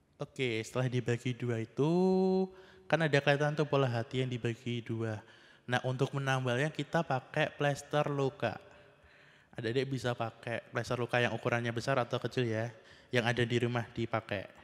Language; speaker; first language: Indonesian; native; Indonesian